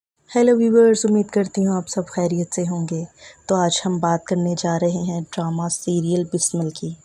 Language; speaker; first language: Urdu; native; Urdu